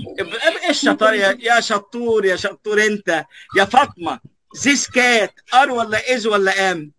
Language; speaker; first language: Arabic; native; Arabic